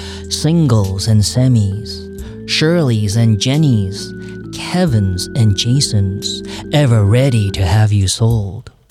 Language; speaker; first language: English; non-native, local second language; Cantonese